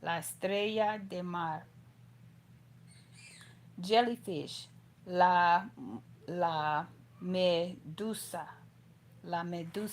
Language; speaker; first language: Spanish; non-native, learner; English